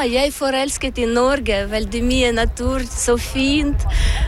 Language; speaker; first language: Norwegian; non-native, learner; Ukrainian